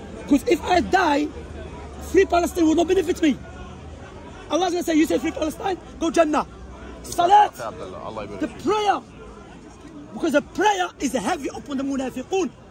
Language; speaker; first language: English; non-native, fluent; Arabic